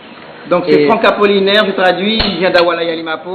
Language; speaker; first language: French; native; French